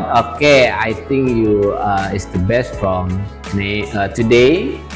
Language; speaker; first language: English; non-native, learner; Indonesian